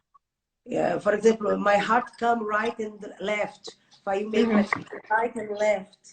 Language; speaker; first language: English; non-native, learner; Portuguese